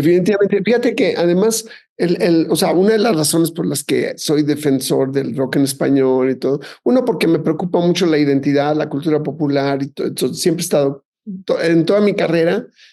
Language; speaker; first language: Spanish; native; Spanish